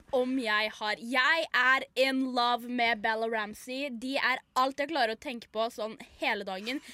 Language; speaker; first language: Norwegian; native; Norwegian